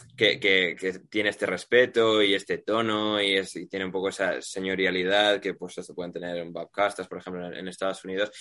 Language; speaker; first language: Spanish; native; Spanish